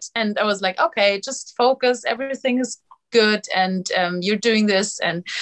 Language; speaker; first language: English; non-native, fluent; German